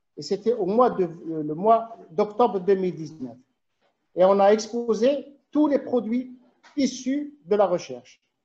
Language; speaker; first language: French; non-native, local second language; Arabic